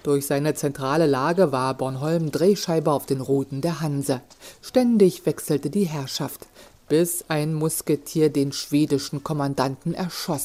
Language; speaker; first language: German; native; German